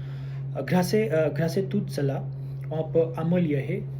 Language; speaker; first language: French; non-native, learner; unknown